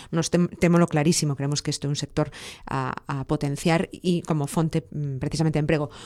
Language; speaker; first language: Galician; non-native, local second language; Spanish